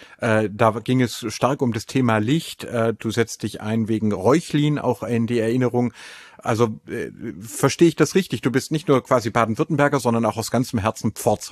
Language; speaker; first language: German; native; German